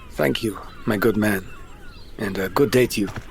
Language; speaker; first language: English; native; English